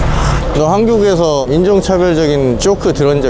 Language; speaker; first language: Korean; native; Korean